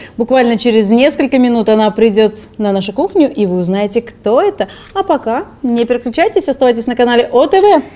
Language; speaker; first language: Russian; native; Russian